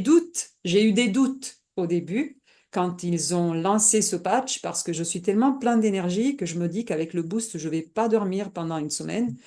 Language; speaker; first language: French; non-native, fluent; Italian